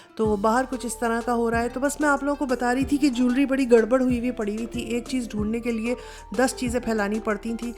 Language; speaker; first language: Urdu; native; Urdu